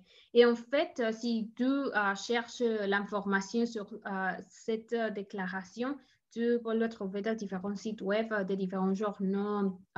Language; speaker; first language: French; non-native, learner; Spanish